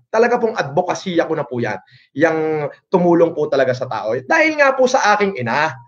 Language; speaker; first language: Filipino; non-native, local second language; Iloko